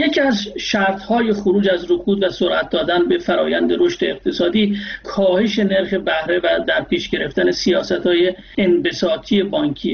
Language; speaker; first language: Persian; native; Persian